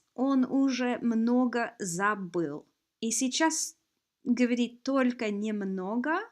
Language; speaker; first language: Russian; non-native, fluent; English